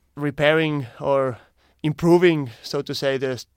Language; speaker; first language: English; non-native, fluent; Spanish